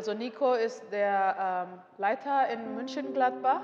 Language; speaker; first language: German; non-native, learner; Indonesian